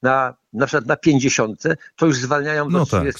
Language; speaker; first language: Polish; native; Polish